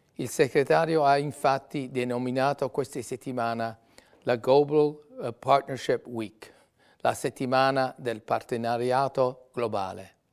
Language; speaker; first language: Italian; non-native, fluent; English